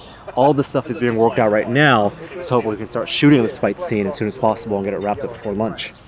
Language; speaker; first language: English; native; English